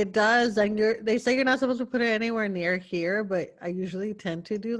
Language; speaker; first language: English; early bilingual, other home language; Spanish